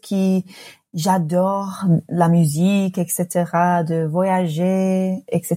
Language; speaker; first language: French; non-native, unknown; English